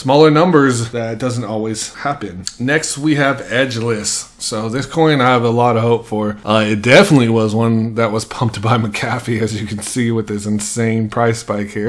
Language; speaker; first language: English; native; English